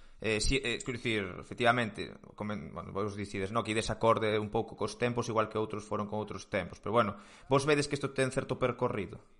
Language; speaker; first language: Galician; non-native, local second language; Spanish